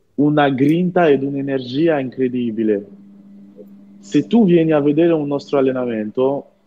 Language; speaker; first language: Italian; non-native, fluent; French